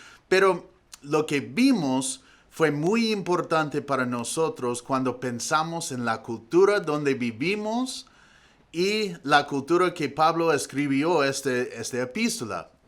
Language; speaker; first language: Spanish; non-native, fluent; English